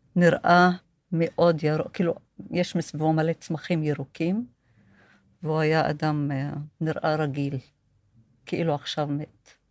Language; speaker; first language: Hebrew; non-native, local second language; Arabic